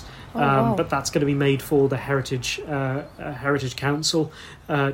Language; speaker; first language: English; native; English